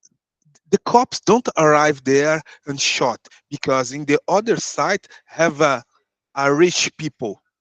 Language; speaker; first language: English; non-native, learner; Portuguese